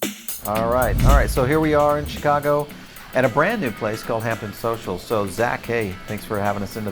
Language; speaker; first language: English; native; English